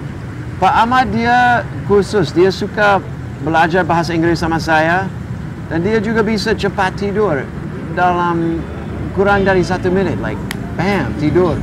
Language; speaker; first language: Indonesian; non-native, fluent; English